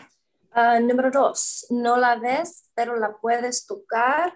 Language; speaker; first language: Spanish; non-native, learner; English